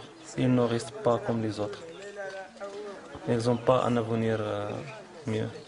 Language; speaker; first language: French; non-native, learner; Arabic